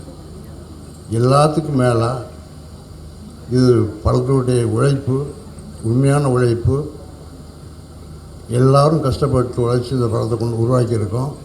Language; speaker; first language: Tamil; native; Tamil